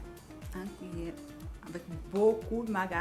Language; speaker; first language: French; non-native, learner; Portuguese